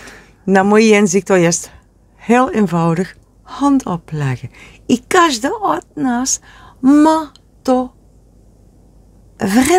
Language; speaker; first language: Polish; non-native, learner; Dutch